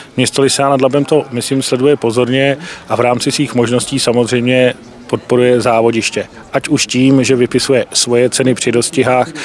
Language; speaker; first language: Czech; native; Czech